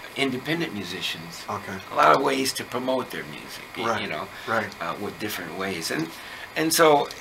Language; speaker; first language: English; native; English